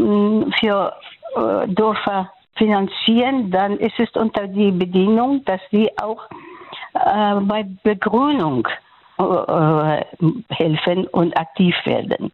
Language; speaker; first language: German; non-native, fluent; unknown